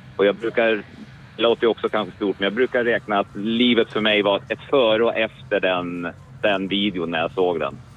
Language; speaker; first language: Swedish; native; Swedish